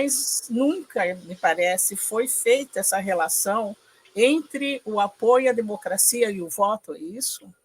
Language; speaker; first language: Portuguese; native; Portuguese